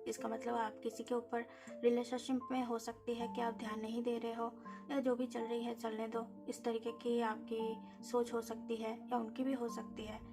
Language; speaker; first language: Hindi; native; Hindi